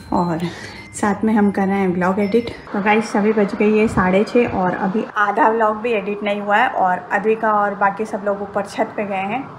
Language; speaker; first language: Hindi; non-native, local second language; Gujarati